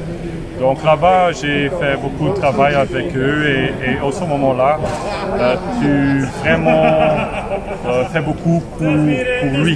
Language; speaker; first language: French; non-native, local second language; Dutch